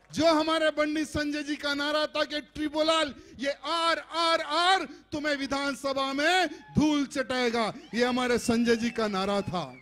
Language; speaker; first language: Hindi; native; Hindi